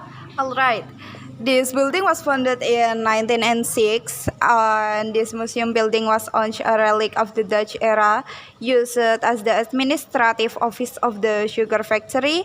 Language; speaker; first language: English; non-native, learner; Indonesian